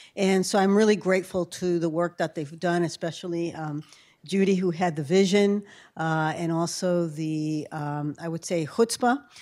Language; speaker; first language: English; early bilingual, other home language; Spanish